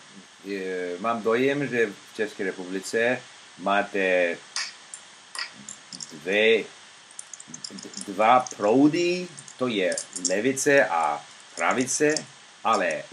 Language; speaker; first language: Czech; non-native, learner; English